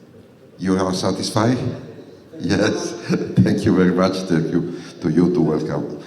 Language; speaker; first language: English; non-native, fluent; Italian